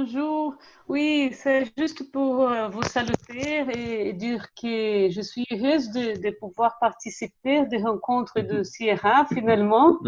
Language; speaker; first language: French; non-native, fluent; Portuguese